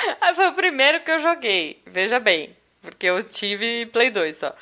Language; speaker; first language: Portuguese; native; Portuguese